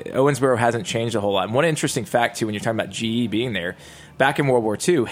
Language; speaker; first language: English; native; English